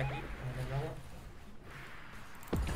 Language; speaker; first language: Spanish; native; Spanish